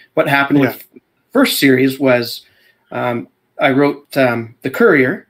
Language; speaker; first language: English; native; English